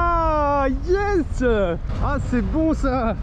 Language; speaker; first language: French; native; French